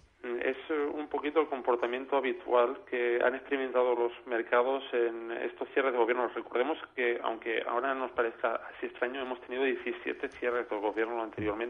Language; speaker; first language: Spanish; native; Spanish